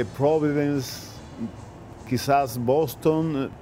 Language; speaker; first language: Spanish; native; Spanish